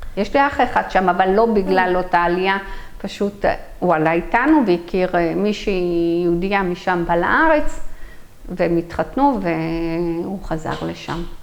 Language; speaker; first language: Hebrew; early bilingual, other home language; Arabic